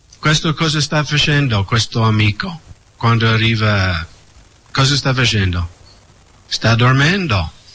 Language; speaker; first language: Italian; non-native, fluent; English